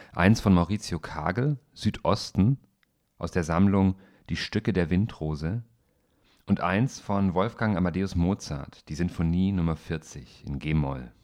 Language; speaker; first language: German; native; German